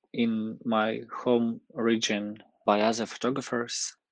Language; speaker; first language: English; non-native, fluent; Ukrainian